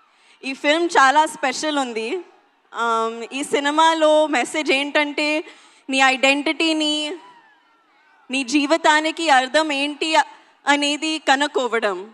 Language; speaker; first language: Telugu; non-native, local second language; Hindi